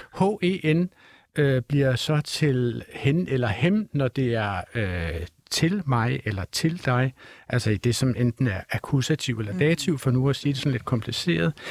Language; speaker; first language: Danish; native; Danish